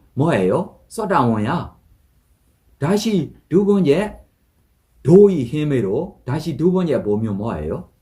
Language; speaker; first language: Korean; non-native, fluent; Burmese